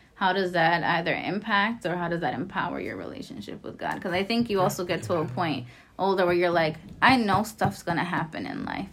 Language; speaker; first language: English; native; English